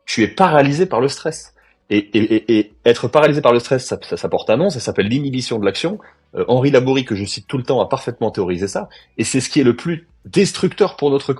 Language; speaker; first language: French; native; French